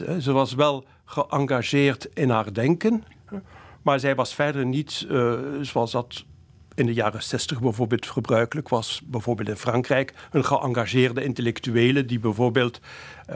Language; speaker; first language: Dutch; native; Dutch